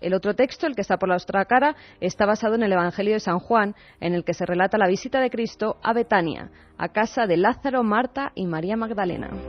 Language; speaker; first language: Spanish; native; Spanish